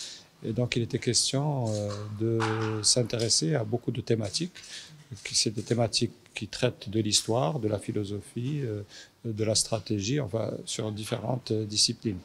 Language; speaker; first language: French; non-native, local second language; Arabic